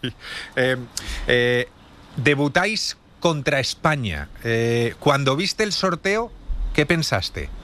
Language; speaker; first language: Spanish; native; Spanish